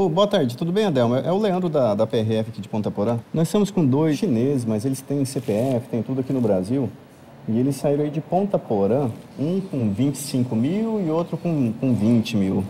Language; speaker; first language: Portuguese; native; Portuguese